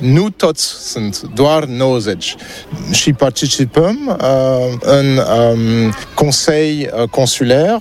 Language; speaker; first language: Romanian; non-native, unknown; French